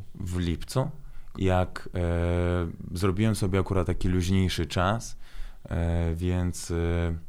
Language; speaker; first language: Polish; non-native, fluent; Azerbaijani